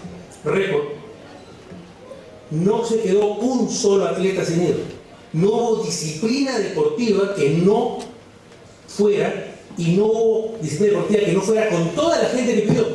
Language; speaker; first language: Spanish; native; Spanish